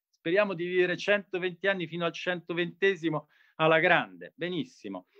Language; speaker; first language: Italian; native; Italian